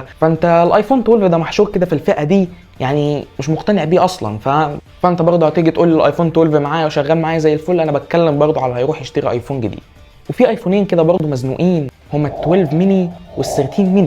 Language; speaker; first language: Arabic; native; Arabic